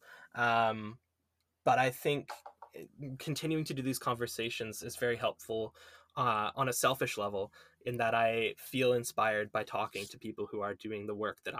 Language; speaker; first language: English; native; English